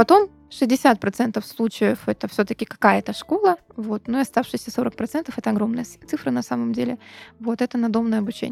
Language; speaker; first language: Russian; native; Russian